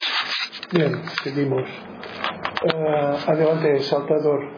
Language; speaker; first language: Spanish; native; Spanish